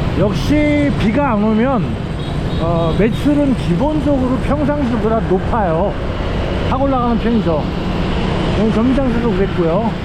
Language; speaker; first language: Korean; native; Korean